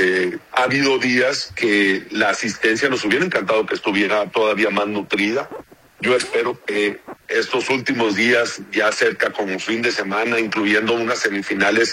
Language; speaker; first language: Spanish; native; Spanish